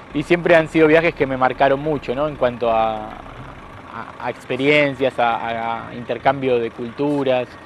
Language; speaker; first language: Spanish; native; Spanish